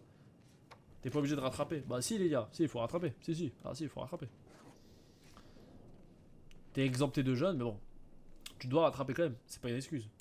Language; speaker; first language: French; native; French